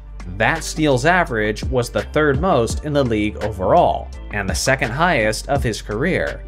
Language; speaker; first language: English; native; English